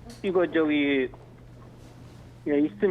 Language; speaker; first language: Korean; native; Korean